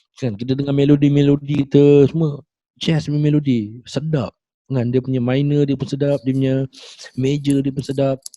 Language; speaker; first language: Malay; non-native, local second language; English